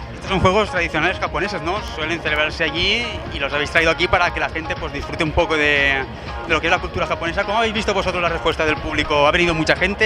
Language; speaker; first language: Spanish; native; Spanish